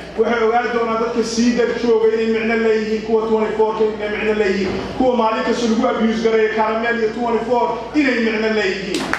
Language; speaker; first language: Somali; early bilingual, heritage; Somali